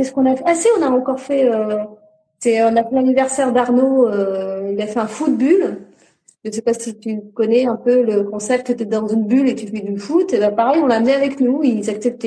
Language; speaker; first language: French; native; French